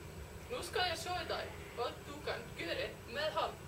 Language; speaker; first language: Danish; non-native, learner; Icelandic